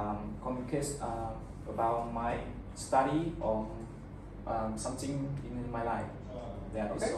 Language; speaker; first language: English; non-native, learner; Vietnamese